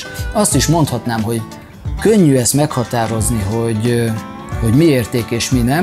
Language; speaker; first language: Hungarian; native; Hungarian